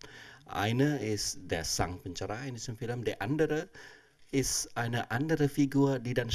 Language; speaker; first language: German; non-native, fluent; Indonesian